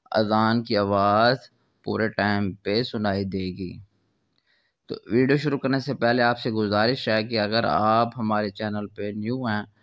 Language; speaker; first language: Urdu; non-native, local second language; Punjabi